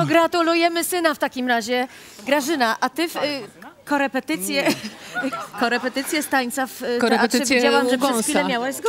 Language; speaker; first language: Polish; native; Polish